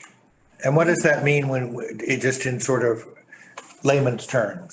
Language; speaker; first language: English; native; English